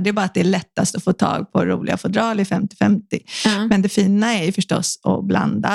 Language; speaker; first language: Swedish; native; Swedish